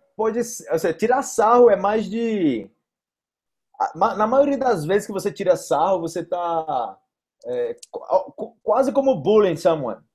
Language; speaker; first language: Portuguese; native; Portuguese